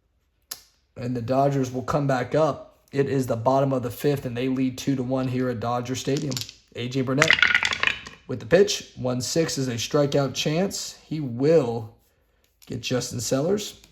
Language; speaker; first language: English; native; English